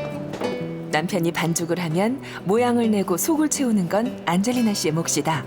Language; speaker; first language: Korean; native; Korean